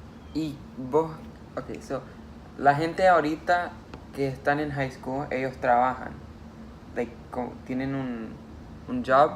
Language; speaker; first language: Spanish; early bilingual, heritage; Spanish